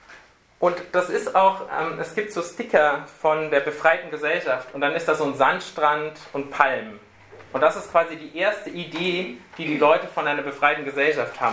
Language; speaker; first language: German; native; German